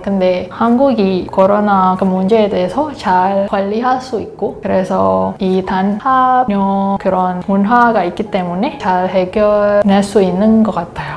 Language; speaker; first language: Korean; non-native, fluent; Indonesian